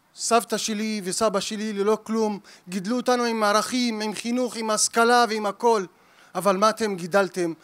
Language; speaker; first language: Hebrew; native; Hebrew